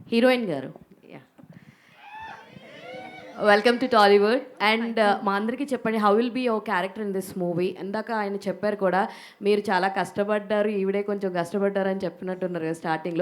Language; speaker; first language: Telugu; native; Telugu